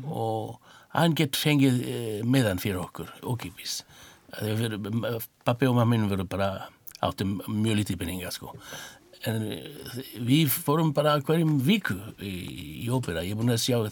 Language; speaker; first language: Icelandic; non-native, fluent; French